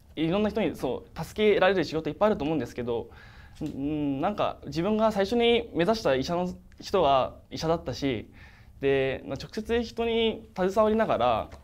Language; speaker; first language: Japanese; native; Japanese